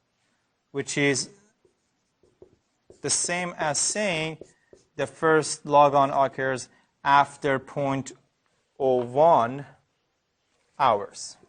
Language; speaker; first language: English; non-native, fluent; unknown